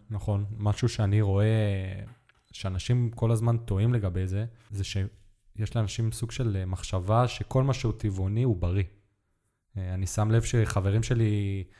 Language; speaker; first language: Hebrew; native; Hebrew